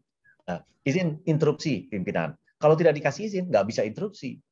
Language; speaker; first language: Indonesian; native; Indonesian